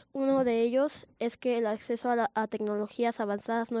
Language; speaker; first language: Spanish; native; Spanish